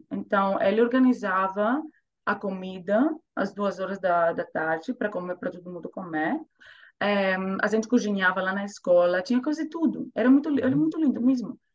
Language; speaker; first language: Portuguese; non-native, fluent; Greek